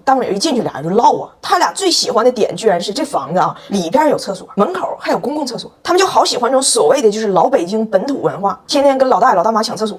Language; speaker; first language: Chinese; native; Chinese